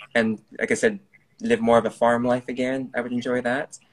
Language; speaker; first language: English; native; English